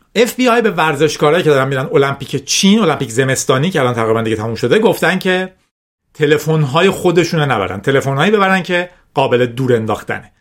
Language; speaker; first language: Persian; non-native, local second language; Azerbaijani